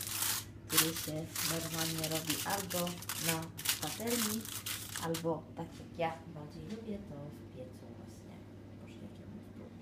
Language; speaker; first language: Polish; non-native, fluent; Italian